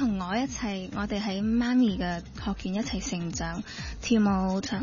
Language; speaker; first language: Cantonese; early bilingual, heritage; Cantonese